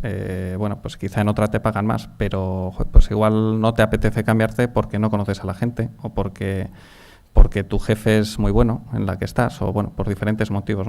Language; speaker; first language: Spanish; native; Spanish